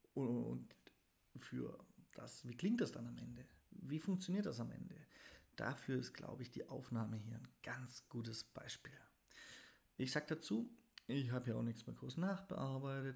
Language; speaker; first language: German; native; German